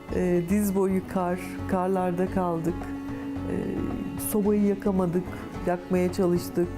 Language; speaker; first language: Turkish; native; Turkish